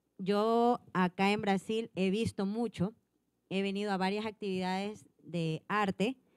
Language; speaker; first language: Spanish; native; Spanish